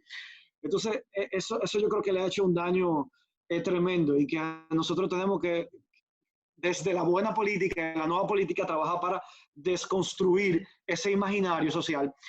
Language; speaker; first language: Spanish; native; Spanish